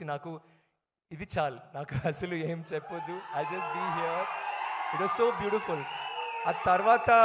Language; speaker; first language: Telugu; non-native, learner; Tamil